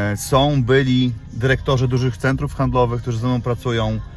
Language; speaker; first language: Polish; native; Polish